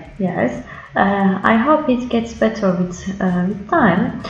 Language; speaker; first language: English; non-native, learner; Turkish